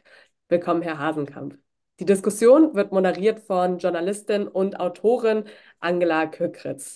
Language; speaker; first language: German; native; German